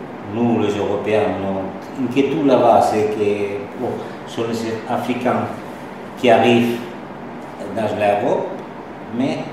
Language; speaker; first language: French; non-native, learner; Spanish